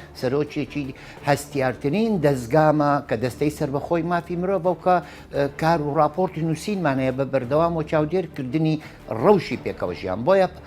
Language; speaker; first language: Central Kurdish; non-native, local second language; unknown